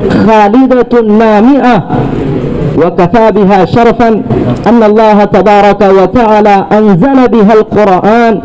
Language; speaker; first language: Arabic; non-native, fluent; Urdu